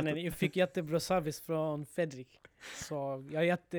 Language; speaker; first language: Swedish; non-native, learner; Bangla